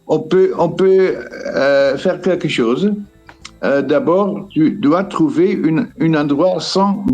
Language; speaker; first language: French; non-native, fluent; Dutch